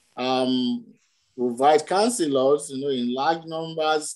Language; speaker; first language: English; non-native, local second language; Yoruba